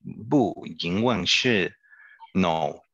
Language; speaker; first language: Chinese; non-native, learner; Spanish